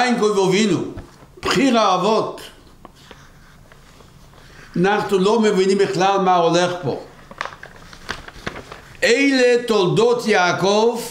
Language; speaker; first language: Hebrew; non-native, local second language; Yiddish